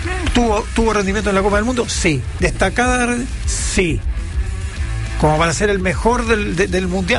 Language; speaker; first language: Spanish; native; Spanish